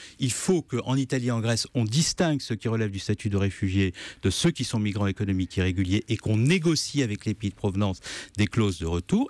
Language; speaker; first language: French; native; French